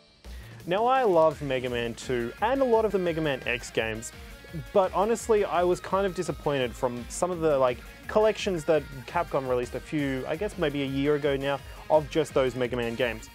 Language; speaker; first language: English; native; English